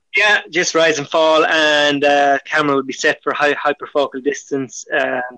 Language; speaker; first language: English; native; English